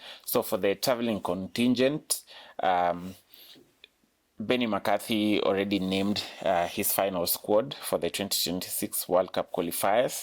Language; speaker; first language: English; non-native, local second language; Swahili